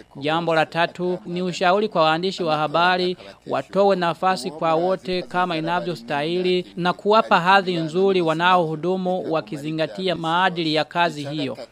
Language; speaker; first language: Swahili; non-native, local second language; Rundi